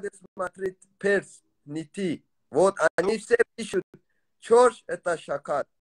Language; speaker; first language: Russian; non-native, learner; Tajik